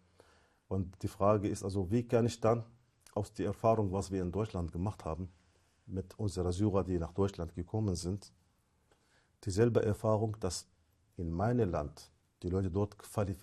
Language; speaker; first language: German; non-native, fluent; Arabic